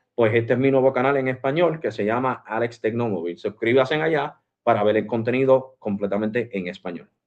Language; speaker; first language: Spanish; early bilingual, heritage; Spanish